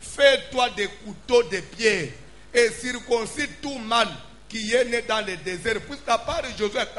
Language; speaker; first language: French; non-native, local second language; Lingala